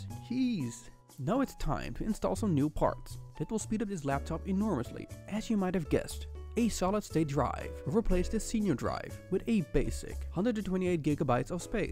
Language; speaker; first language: English; non-native, fluent; Dutch